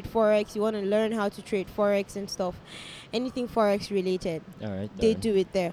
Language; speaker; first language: English; non-native, local second language; Hausa